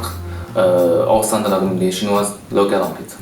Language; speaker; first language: French; non-native, fluent; Chinese